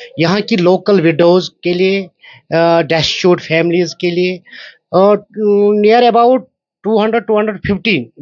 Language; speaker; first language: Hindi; non-native, local second language; Kashmiri